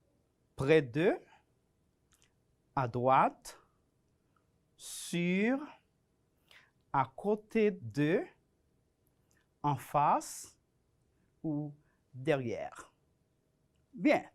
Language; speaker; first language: French; non-native, fluent; Spanish